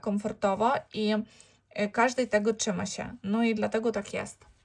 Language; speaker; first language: Polish; non-native, learner; Ukrainian